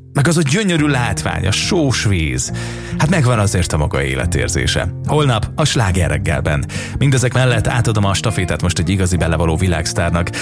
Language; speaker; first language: Hungarian; native; Hungarian